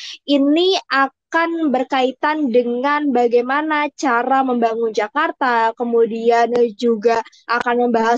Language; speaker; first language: Indonesian; native; Indonesian